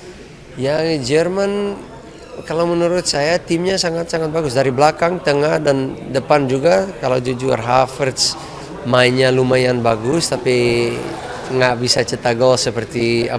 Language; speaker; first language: Indonesian; non-native, fluent; Dutch